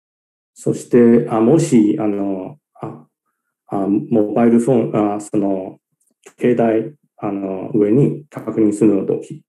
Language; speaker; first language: Japanese; non-native, learner; Chinese